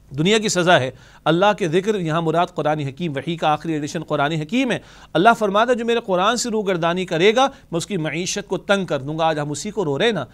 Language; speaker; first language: Urdu; native; Urdu